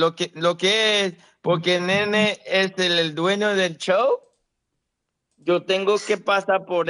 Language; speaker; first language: Spanish; non-native, fluent; Haitian Creole